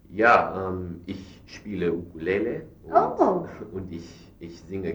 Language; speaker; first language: German; non-native, learner; English